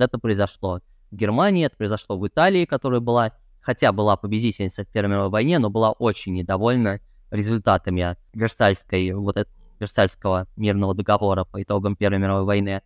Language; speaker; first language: Russian; native; Russian